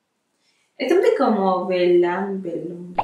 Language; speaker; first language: Spanish; native; Spanish